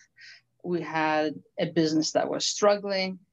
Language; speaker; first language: English; early bilingual, other home language; Greek